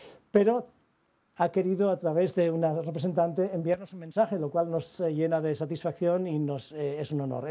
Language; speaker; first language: Spanish; native; Spanish